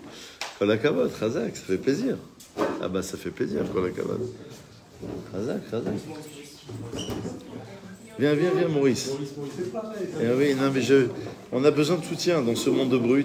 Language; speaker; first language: French; native; French